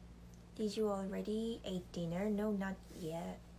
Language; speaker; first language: English; non-native, learner; Korean